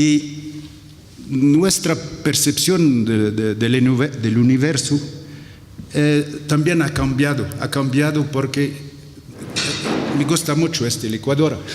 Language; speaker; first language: Spanish; non-native, fluent; Arabic